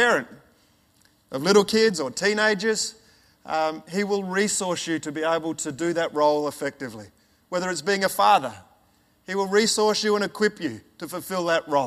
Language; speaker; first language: English; native; English